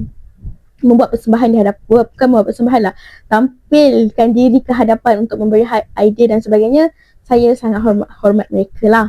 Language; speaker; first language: Malay; native; Malay